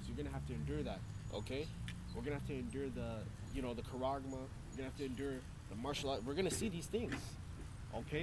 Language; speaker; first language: English; native; English